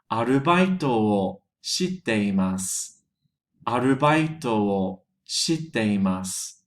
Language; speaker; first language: Japanese; non-native, fluent; English